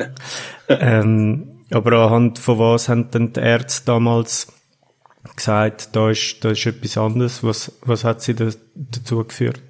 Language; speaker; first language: German; native; German